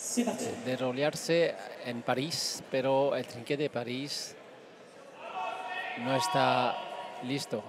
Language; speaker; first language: Spanish; non-native, fluent; French